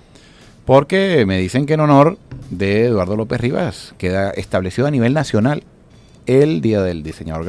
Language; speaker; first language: Spanish; native; Spanish